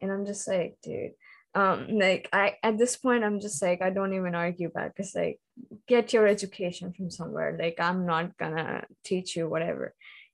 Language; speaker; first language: English; non-native, local second language; Hindi